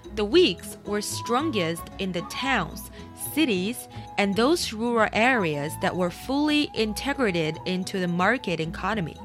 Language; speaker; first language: English; non-native, fluent; Chinese